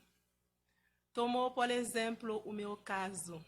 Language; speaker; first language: Portuguese; non-native, fluent; Haitian Creole